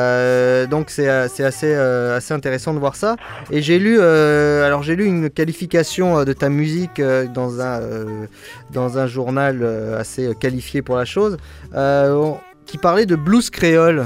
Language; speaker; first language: French; native; French